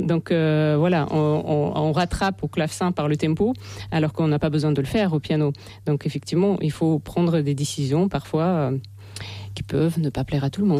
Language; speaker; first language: French; non-native, fluent; Russian